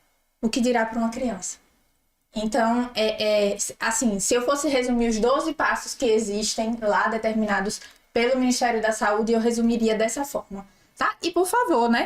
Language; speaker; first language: Portuguese; native; Portuguese